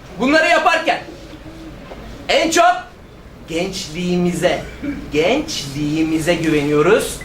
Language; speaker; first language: Turkish; native; Turkish